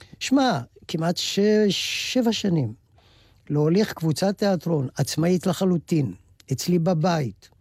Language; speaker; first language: Hebrew; native; Hebrew